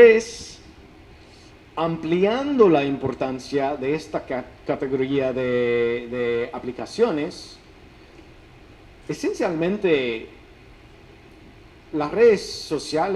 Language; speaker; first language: Spanish; non-native, fluent; English